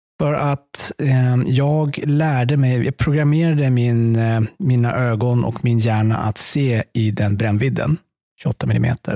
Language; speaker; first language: Swedish; early bilingual, other home language; Persian